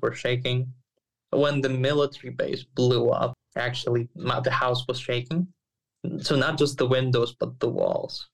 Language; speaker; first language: English; non-native, fluent; Ukrainian